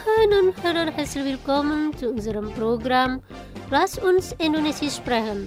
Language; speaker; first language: German; non-native, learner; Indonesian